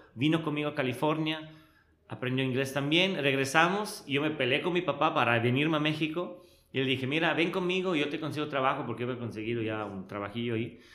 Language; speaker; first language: Spanish; non-native, fluent; Italian